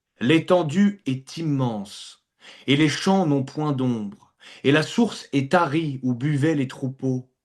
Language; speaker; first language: French; native; French